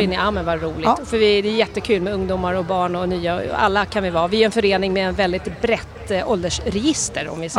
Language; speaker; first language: Swedish; native; Swedish